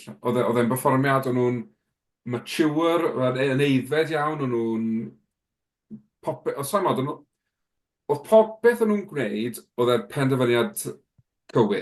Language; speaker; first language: Welsh; native; Welsh